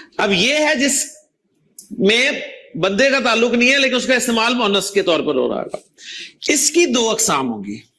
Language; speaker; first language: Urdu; native; Urdu